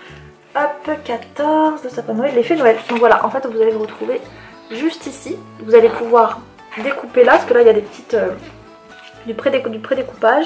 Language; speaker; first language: French; native; French